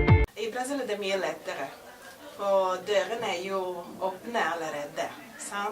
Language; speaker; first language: Norwegian; non-native, fluent; Portuguese